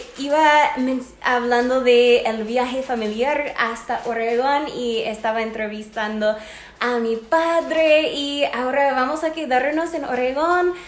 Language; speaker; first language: Spanish; non-native, fluent; English